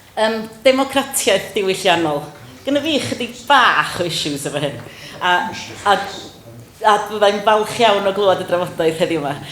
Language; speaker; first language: Welsh; native; Welsh